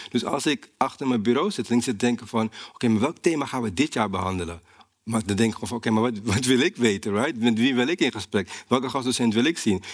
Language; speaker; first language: Dutch; native; Dutch